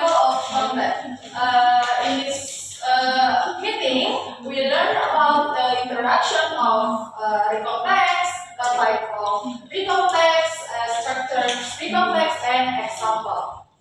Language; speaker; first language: English; non-native, learner; Indonesian